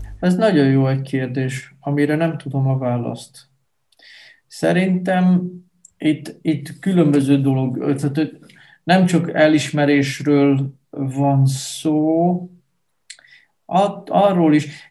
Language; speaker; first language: Hungarian; non-native, fluent; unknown